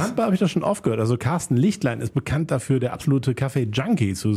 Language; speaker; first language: German; native; German